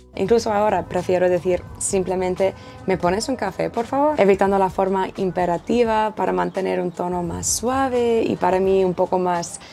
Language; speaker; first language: Spanish; non-native, fluent; English